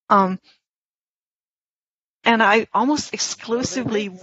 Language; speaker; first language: English; non-native, fluent; German